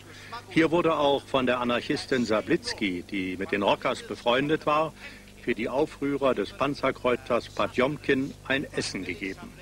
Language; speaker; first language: German; native; German